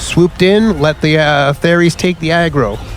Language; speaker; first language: English; native; English